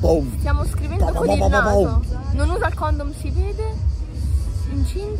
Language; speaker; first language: Italian; native; Italian